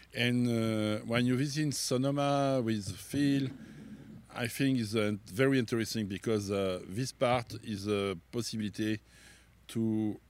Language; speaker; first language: English; non-native, learner; French